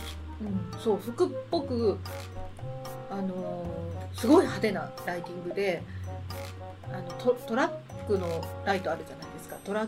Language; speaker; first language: Japanese; native; Japanese